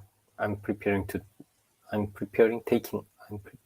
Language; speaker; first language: English; non-native, learner; Japanese